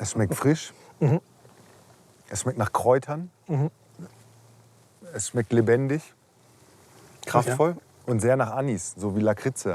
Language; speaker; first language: German; native; German